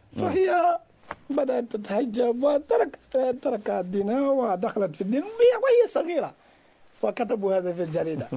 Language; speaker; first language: Arabic; non-native, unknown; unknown